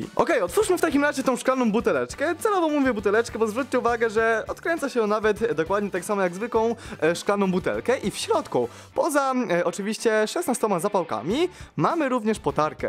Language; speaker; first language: Polish; native; Polish